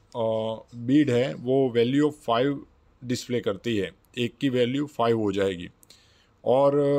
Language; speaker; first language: Hindi; non-native, local second language; Gujarati